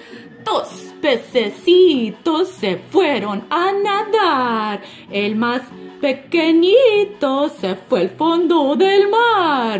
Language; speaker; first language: Spanish; non-native, fluent; English